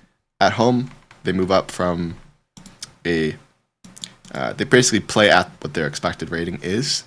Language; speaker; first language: English; native; English